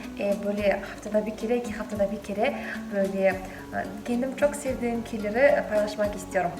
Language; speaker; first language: Turkish; non-native, fluent; Kazakh